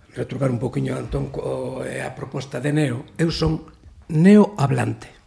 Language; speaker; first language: Galician; native; Galician